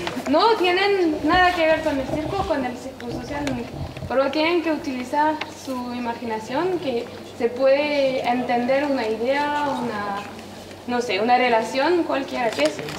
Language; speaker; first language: Spanish; non-native, learner; French